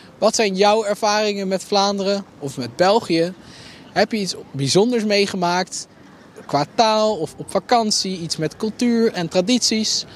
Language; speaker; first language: Dutch; native; Dutch